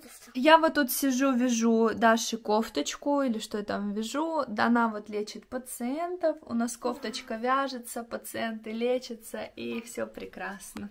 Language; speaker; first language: Russian; native; Russian